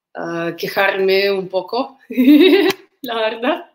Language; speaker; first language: Spanish; non-native, fluent; Russian